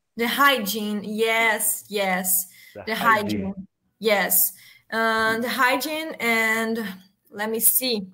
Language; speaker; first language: English; non-native, learner; Portuguese